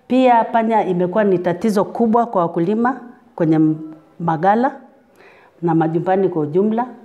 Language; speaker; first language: Swahili; native; Swahili